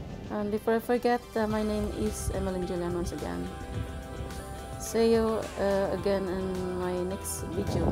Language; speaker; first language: English; non-native, learner; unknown